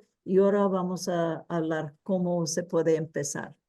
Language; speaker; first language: Spanish; early bilingual, heritage; Spanish